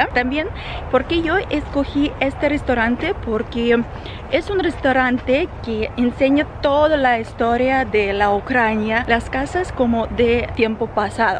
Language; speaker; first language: Spanish; non-native, fluent; Russian